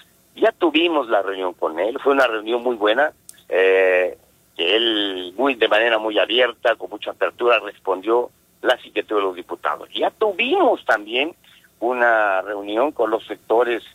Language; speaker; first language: Spanish; native; Spanish